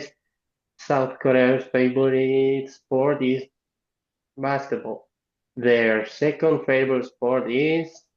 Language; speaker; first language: English; non-native, learner; Spanish